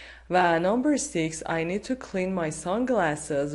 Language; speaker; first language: English; non-native, fluent; Persian